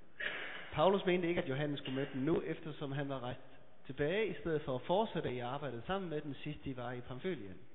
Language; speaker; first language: Danish; native; Danish